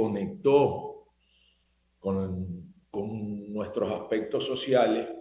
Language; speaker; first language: Spanish; native; Spanish